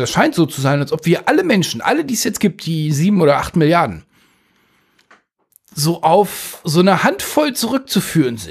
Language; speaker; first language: German; native; German